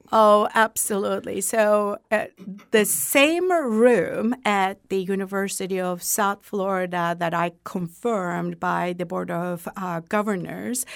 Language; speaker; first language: English; non-native, fluent; Turkish